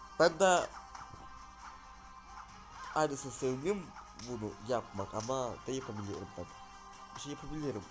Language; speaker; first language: Turkish; non-native, learner; Russian